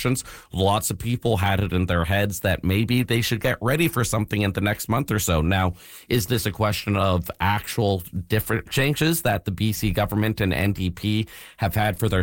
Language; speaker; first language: English; native; English